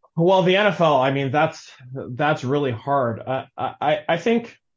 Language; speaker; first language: English; native; English